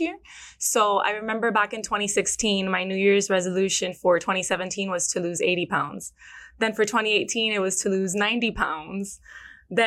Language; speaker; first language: English; early bilingual, other home language; Spanish